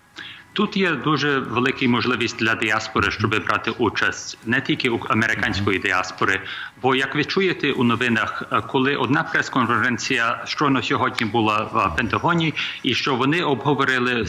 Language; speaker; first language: Ukrainian; early bilingual, heritage; Ukrainian